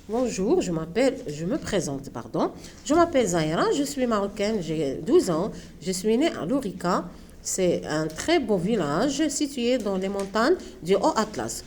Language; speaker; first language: French; non-native, local second language; Arabic